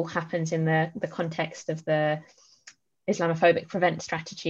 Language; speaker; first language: English; native; English